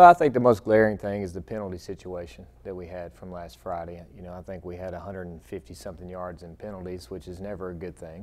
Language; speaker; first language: English; native; English